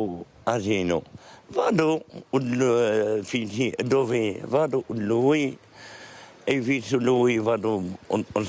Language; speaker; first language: Italian; non-native, learner; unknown